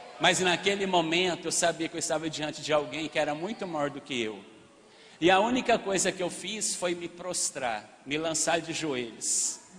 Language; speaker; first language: Portuguese; early bilingual, other home language; Arabic